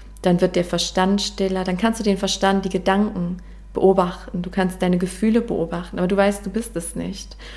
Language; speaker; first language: German; native; German